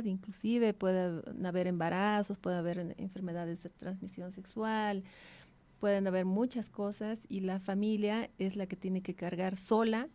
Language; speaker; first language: Spanish; native; Spanish